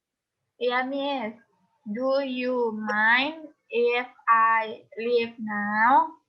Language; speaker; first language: English; non-native, learner; Indonesian